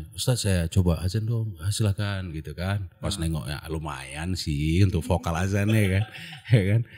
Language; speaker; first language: Indonesian; non-native, local second language; Achinese